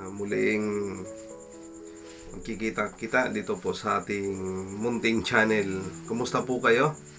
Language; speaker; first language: Filipino; non-native, local second language; Bikol